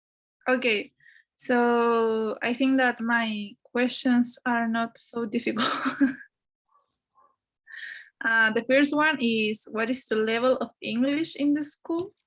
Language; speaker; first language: English; non-native, fluent; Spanish